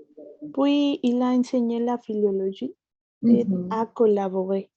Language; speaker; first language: French; non-native, learner; Spanish